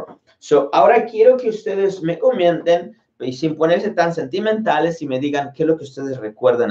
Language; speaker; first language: Spanish; native; Spanish